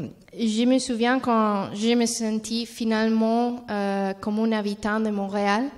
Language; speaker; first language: French; non-native, learner; Spanish